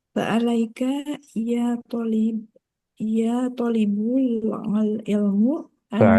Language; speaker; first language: Arabic; non-native, learner; Indonesian